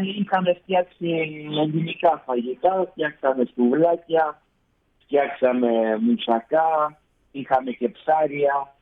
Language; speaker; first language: Greek; early bilingual, heritage; Greek